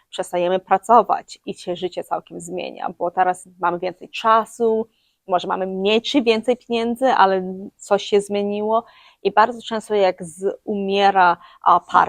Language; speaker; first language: Polish; early bilingual, heritage; English